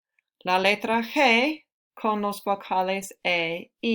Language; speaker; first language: Spanish; non-native, fluent; English